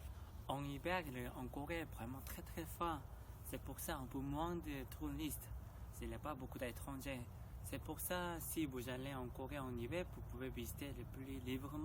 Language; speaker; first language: French; non-native, learner; Korean